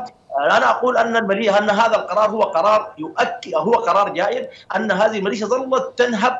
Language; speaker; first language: Arabic; native; Arabic